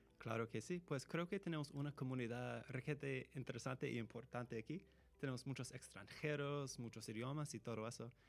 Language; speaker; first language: Spanish; non-native, fluent; English